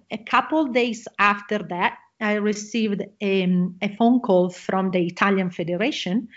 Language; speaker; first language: English; non-native, fluent; Italian